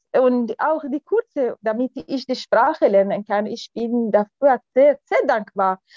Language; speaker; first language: German; non-native, fluent; Arabic